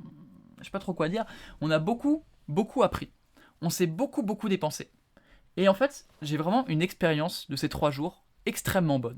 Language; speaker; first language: French; native; French